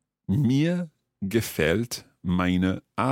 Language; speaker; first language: German; non-native, learner; English